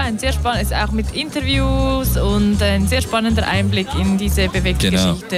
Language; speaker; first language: German; native; German